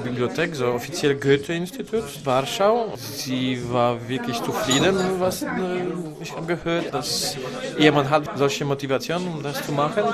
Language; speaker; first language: German; non-native, learner; Polish